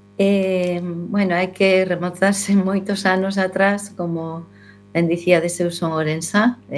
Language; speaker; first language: Galician; non-native, local second language; Spanish